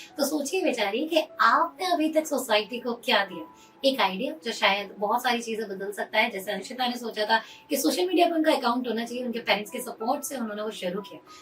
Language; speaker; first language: Hindi; native; Hindi